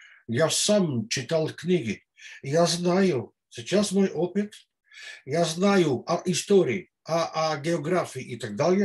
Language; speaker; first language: Russian; non-native, fluent; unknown